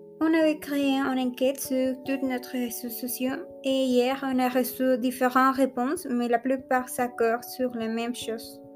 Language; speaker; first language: French; non-native, learner; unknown